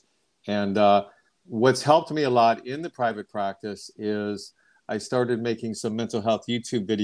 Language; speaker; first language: English; native; English